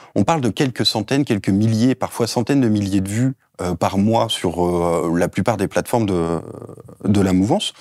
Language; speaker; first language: French; native; French